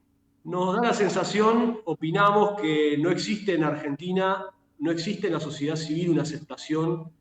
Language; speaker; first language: Spanish; native; Spanish